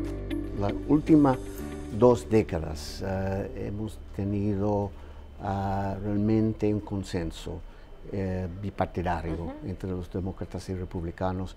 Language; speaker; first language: Spanish; non-native, fluent; English